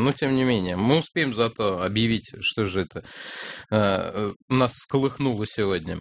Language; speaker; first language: Russian; native; Russian